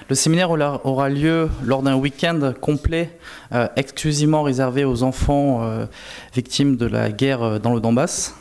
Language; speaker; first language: French; native; French